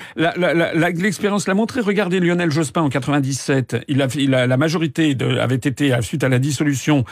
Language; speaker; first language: French; native; French